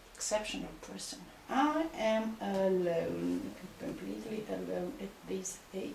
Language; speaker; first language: English; non-native, fluent; Romanian